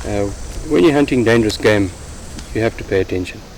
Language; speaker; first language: English; native; English